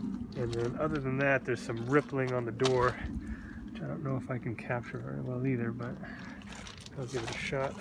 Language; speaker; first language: English; native; English